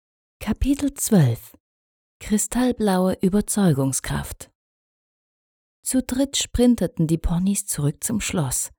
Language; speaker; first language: German; native; German